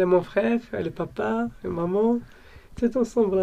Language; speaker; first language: French; non-native, learner; Arabic